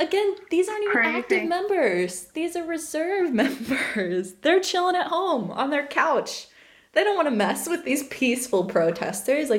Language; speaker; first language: English; native; English